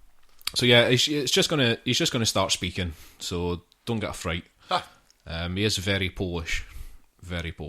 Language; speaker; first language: English; native; English